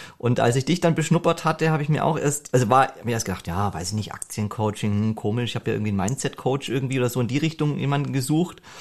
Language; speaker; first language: German; native; German